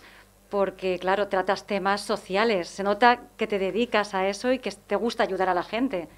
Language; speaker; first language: Spanish; native; Spanish